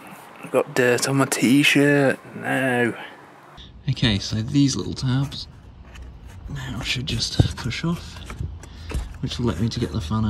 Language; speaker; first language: English; native; English